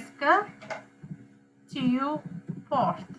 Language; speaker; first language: French; non-native, fluent; Sinhala